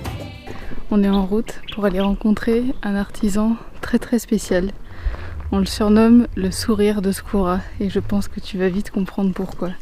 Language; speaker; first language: French; native; French